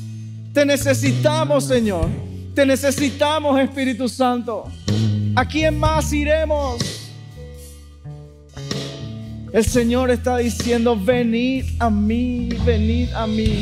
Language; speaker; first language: Spanish; native; Spanish